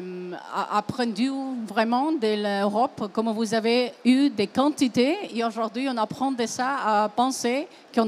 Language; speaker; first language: French; non-native, fluent; Spanish